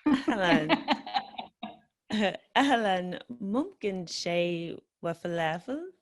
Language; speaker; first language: Arabic; non-native, learner; English